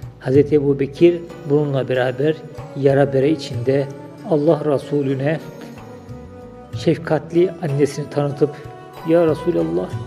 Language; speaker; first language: Turkish; native; Turkish